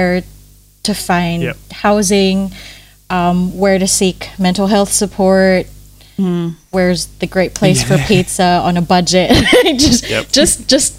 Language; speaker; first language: English; non-native, local second language; Filipino